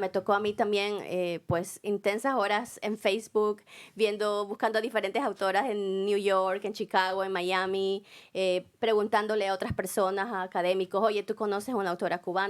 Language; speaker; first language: Spanish; native; Spanish